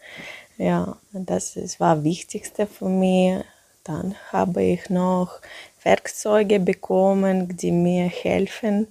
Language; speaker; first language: German; non-native, fluent; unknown